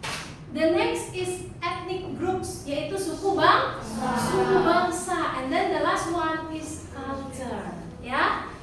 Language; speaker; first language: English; non-native, learner; Indonesian